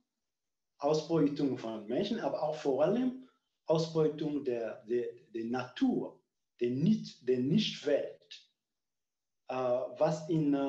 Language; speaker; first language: German; non-native, fluent; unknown